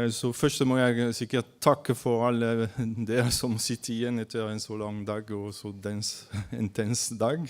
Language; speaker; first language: Norwegian; non-native, fluent; French